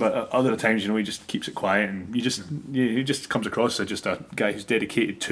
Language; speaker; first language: English; native; English